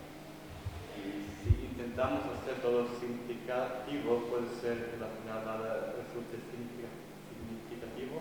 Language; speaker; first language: Spanish; non-native, fluent; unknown